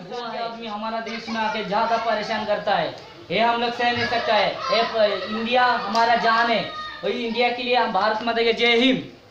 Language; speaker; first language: Hindi; non-native, local second language; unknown